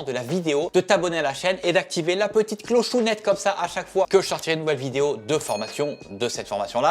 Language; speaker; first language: French; native; French